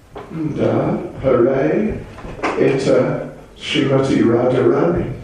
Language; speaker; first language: Russian; non-native, learner; English